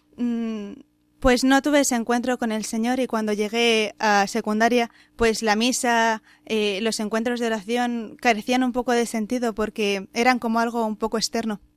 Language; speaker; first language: Spanish; native; Spanish